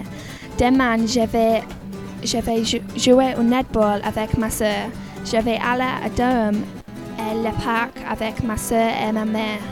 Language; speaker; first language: French; non-native, learner; English